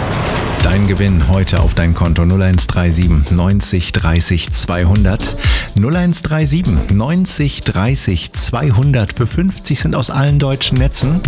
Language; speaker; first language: German; native; German